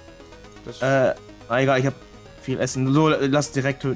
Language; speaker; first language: German; native; German